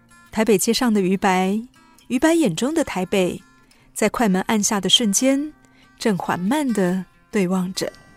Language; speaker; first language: Chinese; native; Chinese